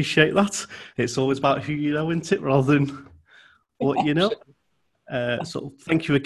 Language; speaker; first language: English; native; English